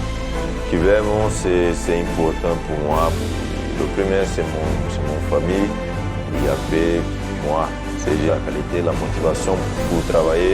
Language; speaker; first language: French; non-native, fluent; Portuguese